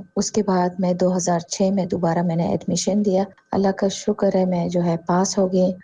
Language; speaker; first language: Urdu; non-native, fluent; Tajik